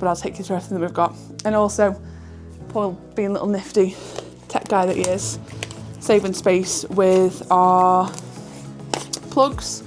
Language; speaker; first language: English; native; English